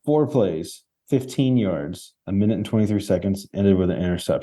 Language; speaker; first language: English; native; English